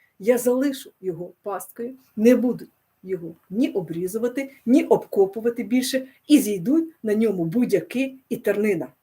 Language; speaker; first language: Ukrainian; non-native, local second language; Russian